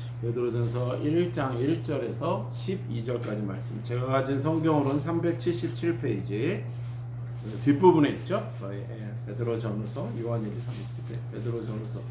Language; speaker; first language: Korean; native; Korean